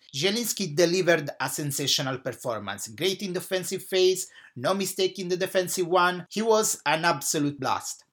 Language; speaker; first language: English; non-native, fluent; Italian